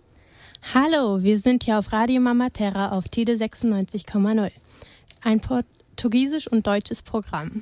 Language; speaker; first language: German; native; German